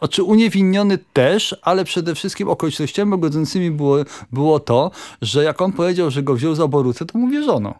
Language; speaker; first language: Polish; native; Polish